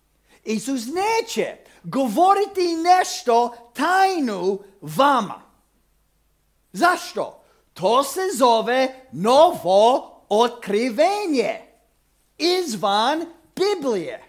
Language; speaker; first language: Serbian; non-native, fluent; English